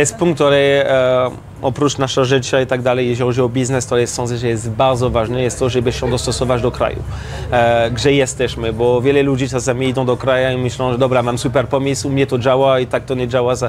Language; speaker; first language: Polish; non-native, learner; French